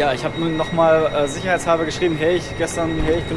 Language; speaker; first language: German; native; German